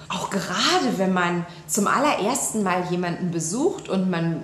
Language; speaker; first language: German; native; German